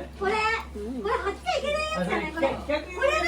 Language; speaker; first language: Japanese; native; Japanese